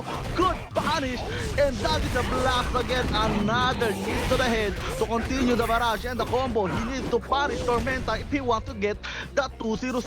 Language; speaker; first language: English; non-native, fluent; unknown